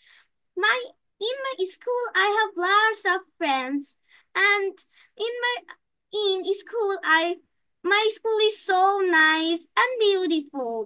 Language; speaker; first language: English; non-native, learner; Bangla